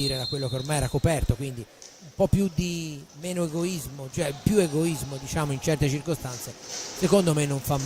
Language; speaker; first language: Italian; native; Italian